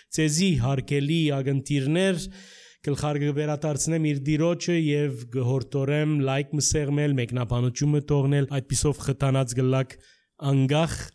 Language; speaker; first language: Armenian; early bilingual, heritage; Armenian